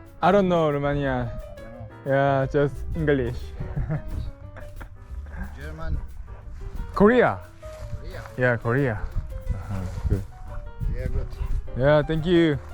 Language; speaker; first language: English; non-native, learner; Korean